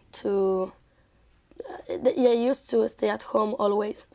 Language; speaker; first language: English; non-native, learner; Spanish